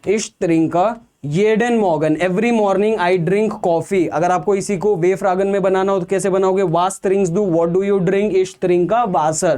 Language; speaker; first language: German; non-native, fluent; Hindi